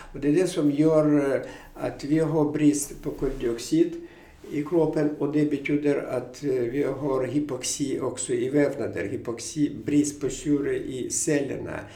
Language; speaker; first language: Swedish; non-native, fluent; Russian